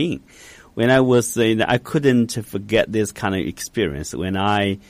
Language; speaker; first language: English; non-native, fluent; Chinese